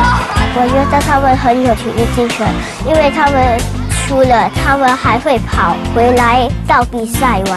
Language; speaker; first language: Chinese; early bilingual, other home language; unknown